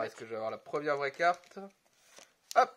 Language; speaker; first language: French; native; French